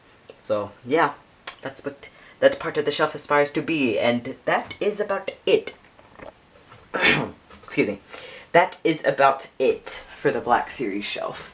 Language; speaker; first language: English; native; English